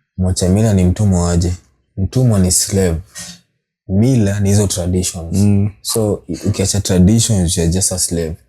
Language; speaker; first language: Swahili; native; Swahili